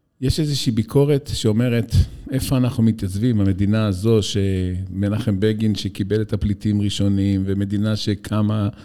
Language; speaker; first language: Hebrew; native; Hebrew